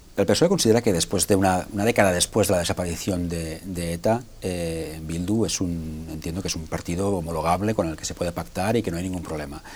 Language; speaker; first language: Spanish; non-native, local second language; Catalan